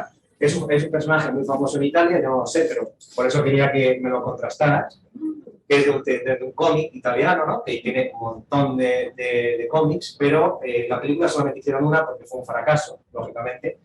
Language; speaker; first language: Spanish; native; Spanish